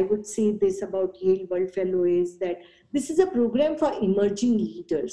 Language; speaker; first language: English; non-native, local second language; Gujarati